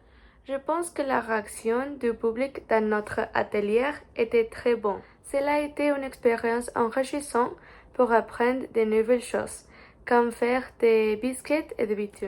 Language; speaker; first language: French; non-native, learner; Spanish